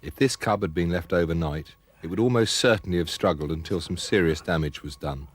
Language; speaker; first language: English; native; English